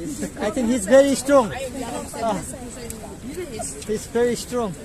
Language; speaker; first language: English; non-native, local second language; Nepali